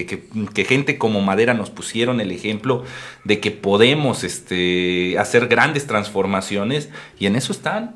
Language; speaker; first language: Spanish; native; Spanish